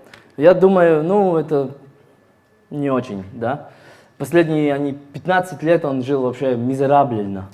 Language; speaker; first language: Russian; non-native, fluent; Latvian